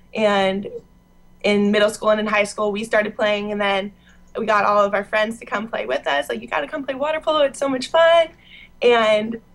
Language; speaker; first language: English; native; English